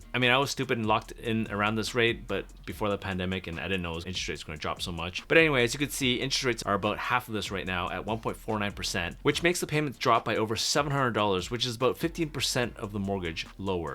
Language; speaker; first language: English; native; English